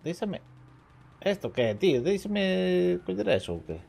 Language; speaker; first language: Spanish; non-native, local second language; Galician